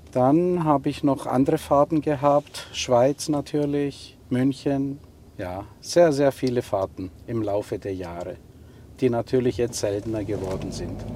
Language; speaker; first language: German; non-native, fluent; Greek